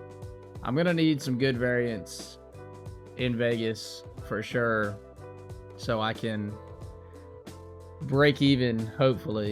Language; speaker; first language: English; native; English